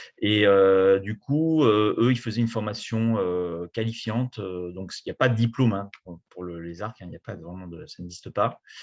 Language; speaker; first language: French; native; French